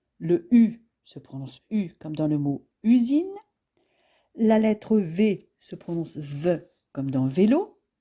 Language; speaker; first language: French; native; French